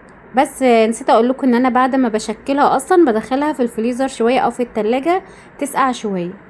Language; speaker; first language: Arabic; native; Arabic